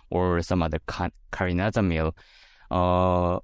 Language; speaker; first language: English; non-native, fluent; Korean